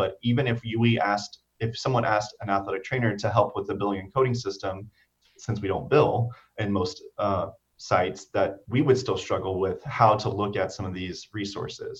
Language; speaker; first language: English; native; English